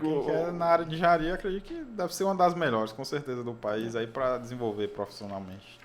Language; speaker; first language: Portuguese; native; Portuguese